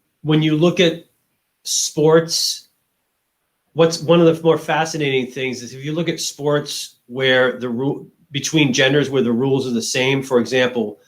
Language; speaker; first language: English; native; English